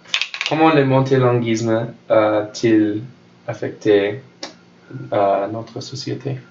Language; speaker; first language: French; non-native, learner; English